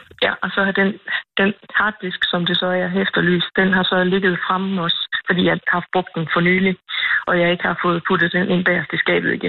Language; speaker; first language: Danish; native; Danish